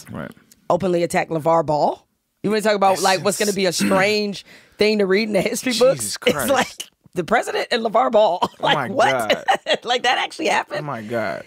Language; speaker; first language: English; native; English